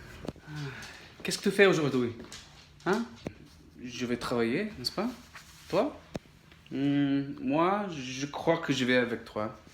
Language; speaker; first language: French; non-native, learner; English